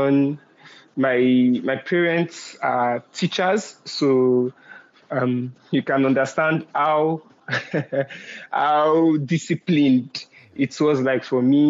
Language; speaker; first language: English; non-native, local second language; Yoruba